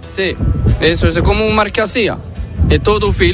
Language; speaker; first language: Spanish; non-native, learner; Arabic